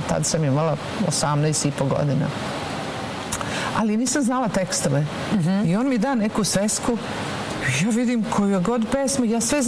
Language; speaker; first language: Serbian; native; Serbian